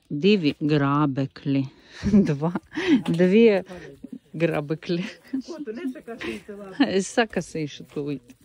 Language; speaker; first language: Latvian; non-native, local second language; Russian